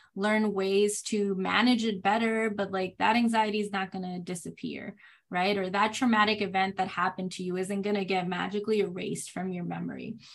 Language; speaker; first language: English; non-native, fluent; Spanish